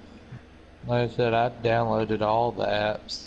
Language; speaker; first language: English; native; English